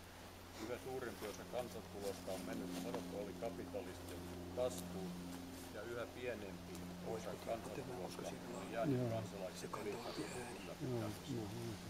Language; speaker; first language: Finnish; native; Finnish